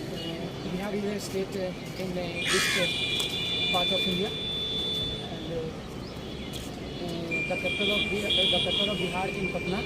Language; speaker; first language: English; non-native, learner; Hindi